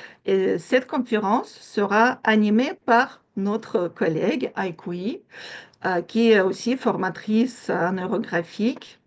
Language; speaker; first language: French; non-native, fluent; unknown